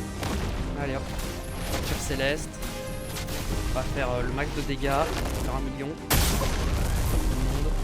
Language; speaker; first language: French; native; French